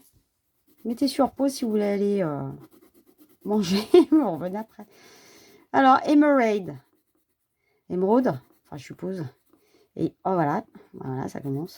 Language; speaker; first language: French; native; French